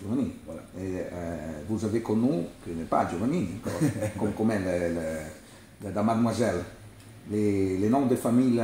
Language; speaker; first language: French; non-native, learner; Italian